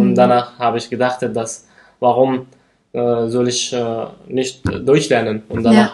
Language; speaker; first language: German; non-native, learner; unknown